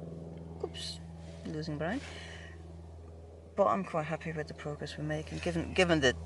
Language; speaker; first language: English; native; English